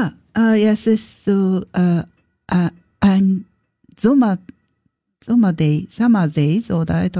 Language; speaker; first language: German; non-native, learner; Japanese